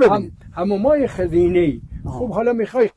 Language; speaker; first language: Persian; native; Persian